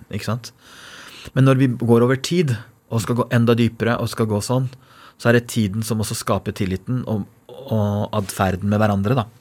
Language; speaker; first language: Norwegian; non-native, fluent; Persian